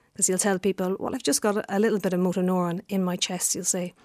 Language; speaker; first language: English; native; English